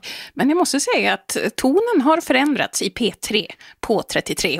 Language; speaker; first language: Swedish; native; Swedish